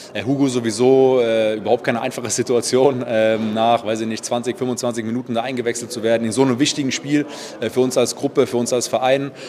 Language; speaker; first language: German; native; German